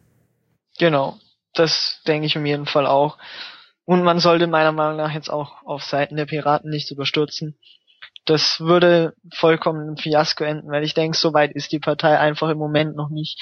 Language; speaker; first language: German; native; German